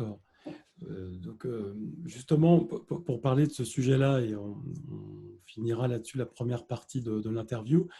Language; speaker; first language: French; native; French